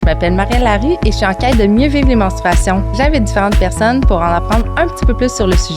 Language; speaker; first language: French; native; French